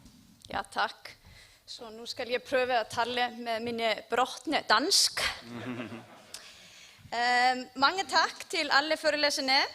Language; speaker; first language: Danish; non-native, learner; Icelandic